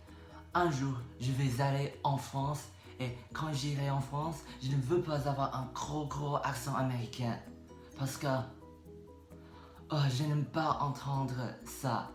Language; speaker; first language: French; non-native, learner; English